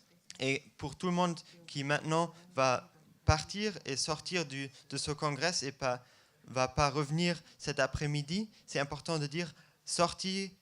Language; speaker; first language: French; non-native, fluent; German